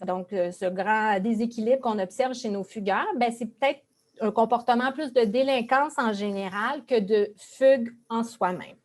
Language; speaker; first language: French; native; French